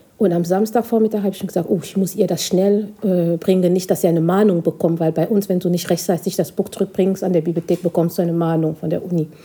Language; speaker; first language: German; non-native, fluent; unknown